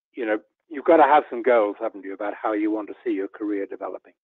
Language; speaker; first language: English; native; English